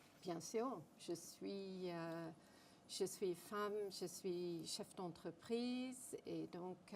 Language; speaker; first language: French; non-native, fluent; English